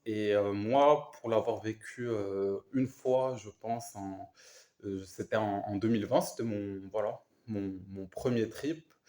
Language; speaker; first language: French; native; French